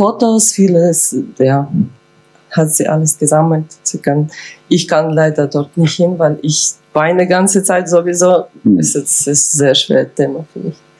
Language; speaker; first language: German; non-native, fluent; Ukrainian